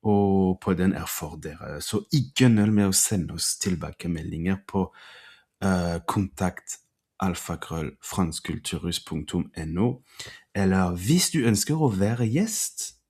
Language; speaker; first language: Norwegian; non-native, fluent; French